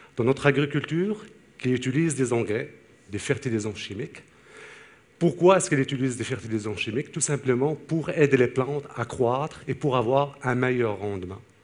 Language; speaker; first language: French; non-native, local second language; Arabic